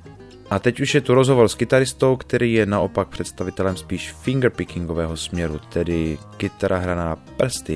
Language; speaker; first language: Czech; native; Czech